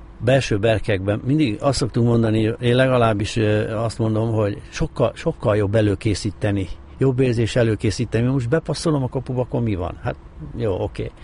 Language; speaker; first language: Hungarian; native; Hungarian